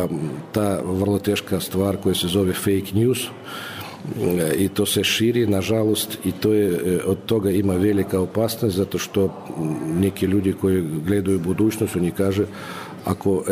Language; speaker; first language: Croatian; non-native, fluent; Russian